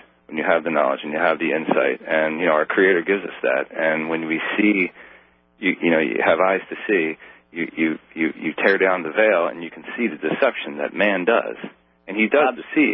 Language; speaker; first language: English; native; English